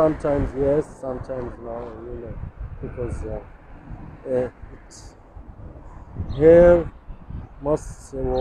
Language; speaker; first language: English; non-native, learner; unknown